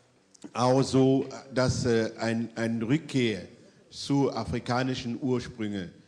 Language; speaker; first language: German; non-native, fluent; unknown